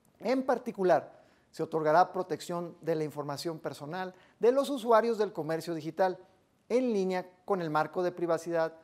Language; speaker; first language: Spanish; native; Spanish